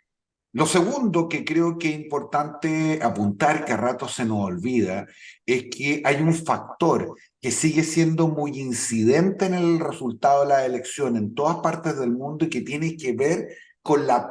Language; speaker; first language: Spanish; native; Spanish